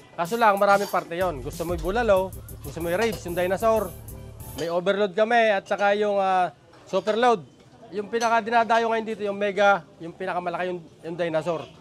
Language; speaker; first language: Filipino; native; Filipino